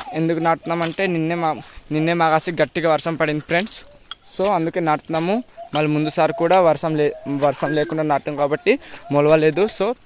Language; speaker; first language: Telugu; non-native, local second language; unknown